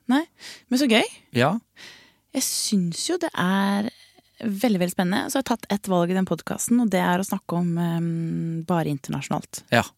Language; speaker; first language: Norwegian; native; Norwegian